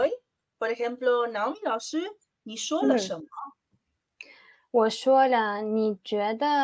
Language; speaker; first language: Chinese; non-native, learner; Spanish